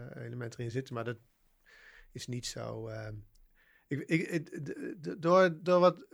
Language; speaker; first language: Dutch; native; Dutch